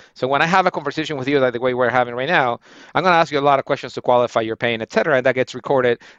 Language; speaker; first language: English; non-native, fluent; Spanish